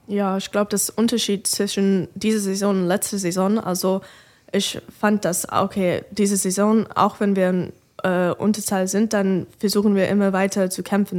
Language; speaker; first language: German; non-native, fluent; English